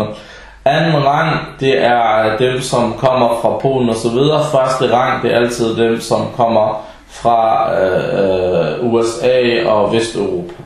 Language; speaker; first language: Danish; early bilingual, other home language; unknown